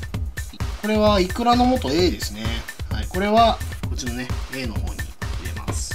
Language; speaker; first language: Japanese; native; Japanese